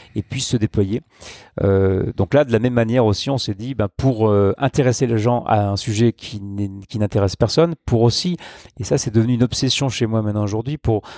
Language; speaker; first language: French; native; French